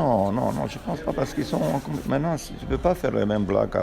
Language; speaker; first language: French; non-native, fluent; Romanian